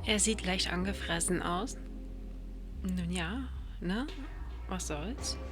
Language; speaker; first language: German; native; German